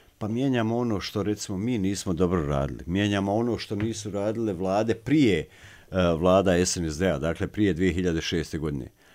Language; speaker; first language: Serbian; native; Serbian